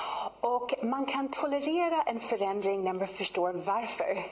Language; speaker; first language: Swedish; non-native, fluent; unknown